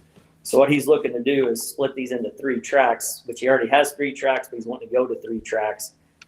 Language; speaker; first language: English; native; English